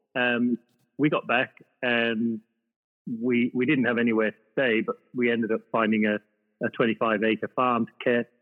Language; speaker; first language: English; native; English